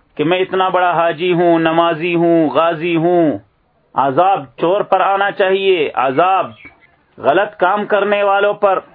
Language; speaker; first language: Urdu; native; Urdu